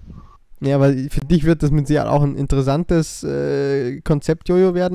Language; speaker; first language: German; native; German